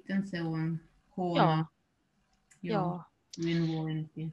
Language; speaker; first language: Finnish; non-native, learner; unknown